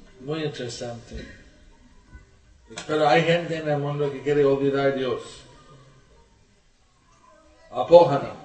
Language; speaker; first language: Spanish; non-native, learner; English